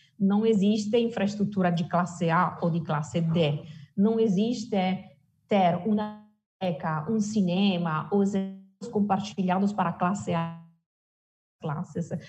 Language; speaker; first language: Portuguese; non-native, fluent; Italian